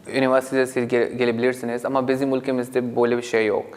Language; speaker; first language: Turkish; non-native, fluent; Urdu